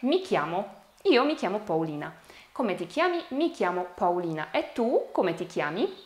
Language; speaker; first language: Italian; non-native, fluent; Polish